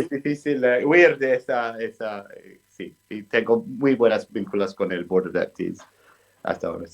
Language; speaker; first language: Spanish; non-native, fluent; English